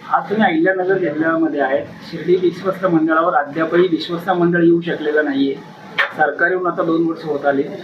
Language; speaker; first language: Marathi; native; Marathi